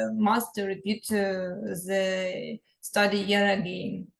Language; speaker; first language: English; non-native, learner; Ukrainian